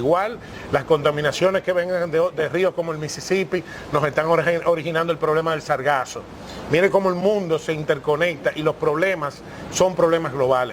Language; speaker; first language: Spanish; native; Spanish